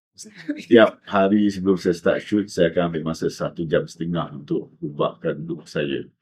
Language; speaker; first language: Malay; native; Malay